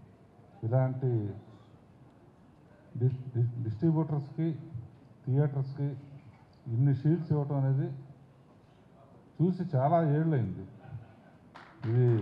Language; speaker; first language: Telugu; native; Telugu